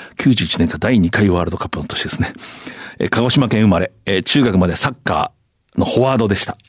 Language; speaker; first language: Japanese; native; Japanese